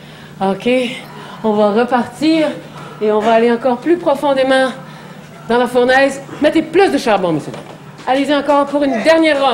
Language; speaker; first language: French; native; French